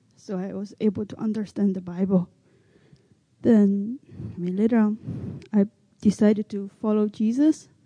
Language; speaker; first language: English; non-native, learner; Chinese